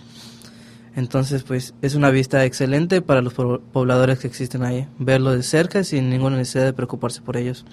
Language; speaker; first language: Spanish; native; Spanish